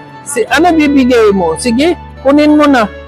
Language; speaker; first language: Filipino; non-native, learner; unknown